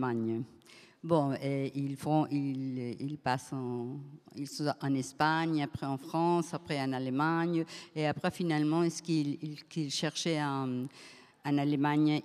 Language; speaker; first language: French; non-native, fluent; Spanish